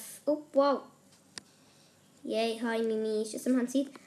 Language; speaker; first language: Arabic; native; Arabic